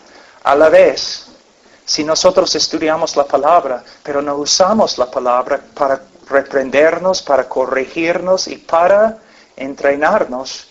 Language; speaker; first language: Spanish; non-native, fluent; English